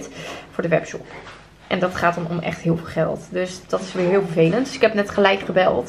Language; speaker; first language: Dutch; native; Dutch